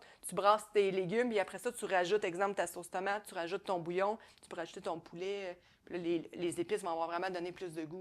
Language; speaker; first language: French; native; French